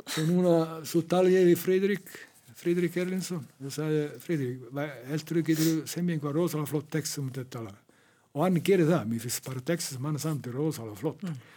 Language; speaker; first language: Icelandic; non-native, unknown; Italian